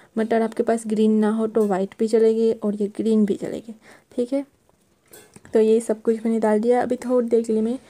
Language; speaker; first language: Hindi; non-native, local second language; Gujarati